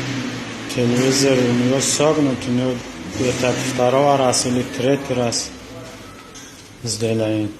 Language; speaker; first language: Russian; non-native, local second language; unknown